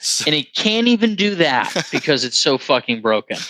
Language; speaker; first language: English; native; English